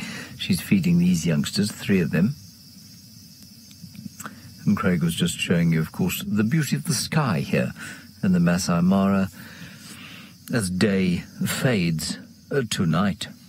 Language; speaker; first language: English; native; English